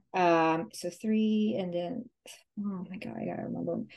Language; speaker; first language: English; non-native, local second language; Filipino